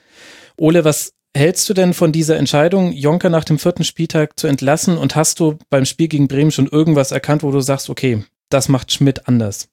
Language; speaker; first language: German; native; German